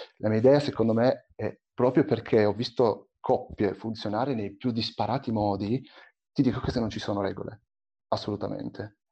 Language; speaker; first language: Italian; early bilingual, other home language; Arabic